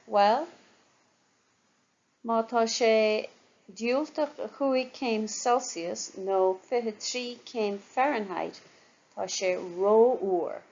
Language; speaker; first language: Irish; non-native, local second language; English